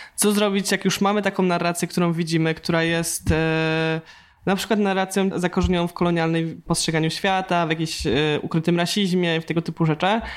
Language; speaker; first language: Polish; native; Polish